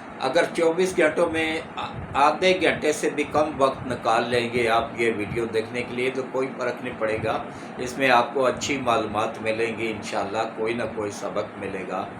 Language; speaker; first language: Urdu; non-native, local second language; Punjabi